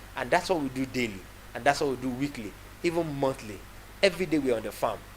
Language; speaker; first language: English; non-native, local second language; Yoruba